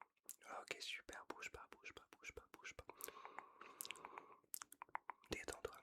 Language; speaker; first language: French; native; French